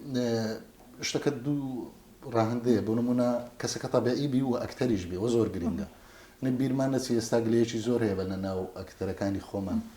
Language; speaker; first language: Central Kurdish; native; Central Kurdish